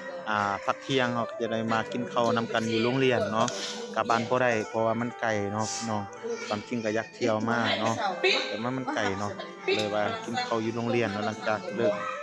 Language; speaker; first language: Thai; non-native, local second language; Lao